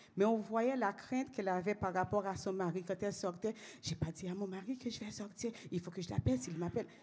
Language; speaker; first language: French; native; French